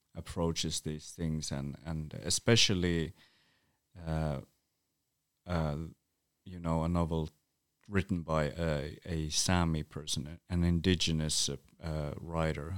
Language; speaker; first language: English; non-native, fluent; Northern Sami